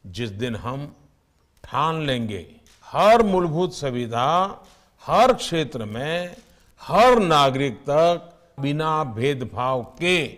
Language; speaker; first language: Hindi; non-native, local second language; Gujarati